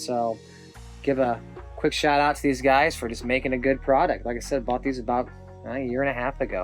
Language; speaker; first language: English; native; English